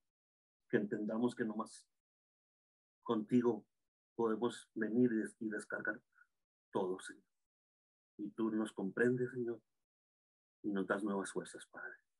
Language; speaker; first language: Spanish; native; Spanish